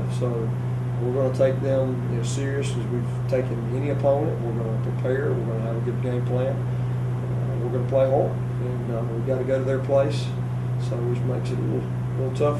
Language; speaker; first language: English; native; English